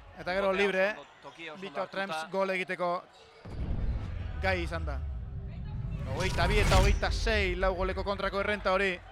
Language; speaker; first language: Basque; native; Basque